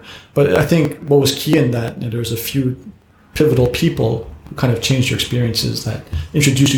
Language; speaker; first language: English; native; English